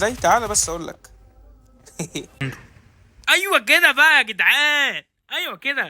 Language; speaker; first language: Arabic; native; Arabic